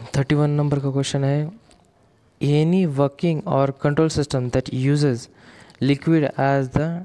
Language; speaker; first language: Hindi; non-native, local second language; Marathi